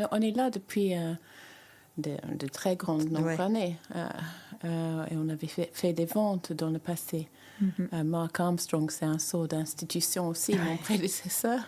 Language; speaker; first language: French; native; French